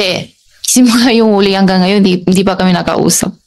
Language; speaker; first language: Filipino; non-native, learner; Chinese